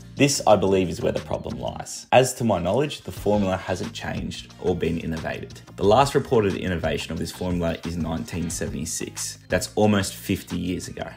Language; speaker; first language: English; native; English